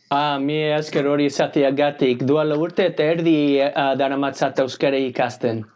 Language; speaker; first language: Basque; non-native, learner; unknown